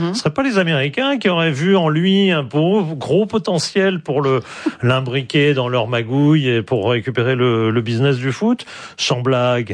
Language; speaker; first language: French; native; French